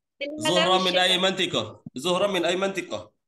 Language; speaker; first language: Arabic; non-native, learner; Indonesian